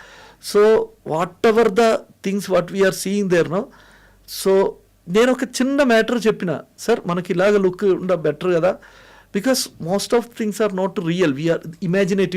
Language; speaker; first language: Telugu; non-native, fluent; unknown